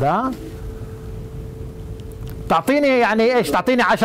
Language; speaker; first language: Arabic; native; Arabic